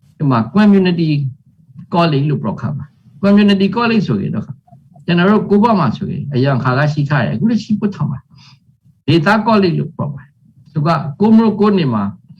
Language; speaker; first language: Burmese; native; Burmese